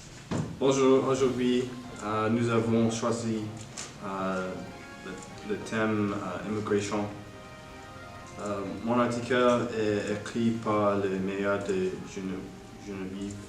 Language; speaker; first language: French; non-native, learner; English